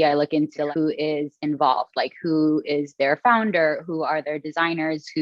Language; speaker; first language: English; native; English